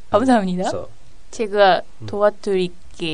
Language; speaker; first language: Korean; non-native, learner; Japanese